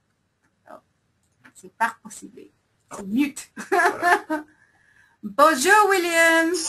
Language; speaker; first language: French; non-native, learner; English